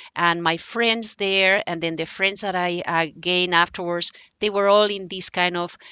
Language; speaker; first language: English; non-native, fluent; Spanish